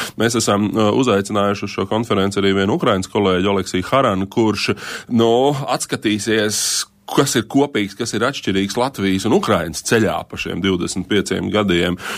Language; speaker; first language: Latvian; native; Latvian